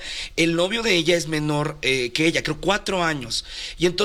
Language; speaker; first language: Spanish; native; Spanish